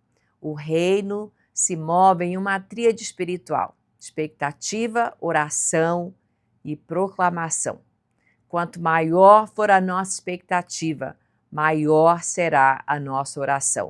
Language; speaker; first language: Portuguese; native; Portuguese